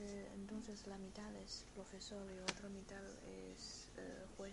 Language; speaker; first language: Spanish; non-native, fluent; Chinese